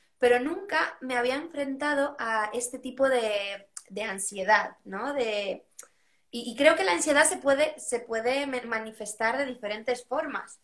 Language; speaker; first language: Spanish; native; Spanish